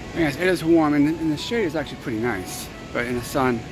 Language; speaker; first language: English; native; English